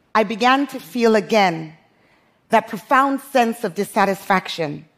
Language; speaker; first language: English; non-native, local second language; Krio